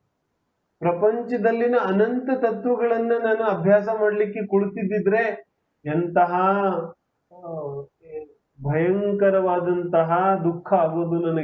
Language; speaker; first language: Kannada; non-native, local second language; Hindi